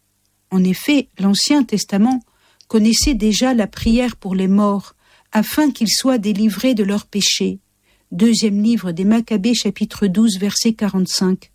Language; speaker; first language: French; native; French